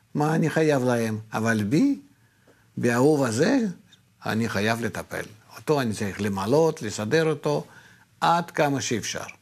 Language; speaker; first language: Hebrew; non-native, fluent; Russian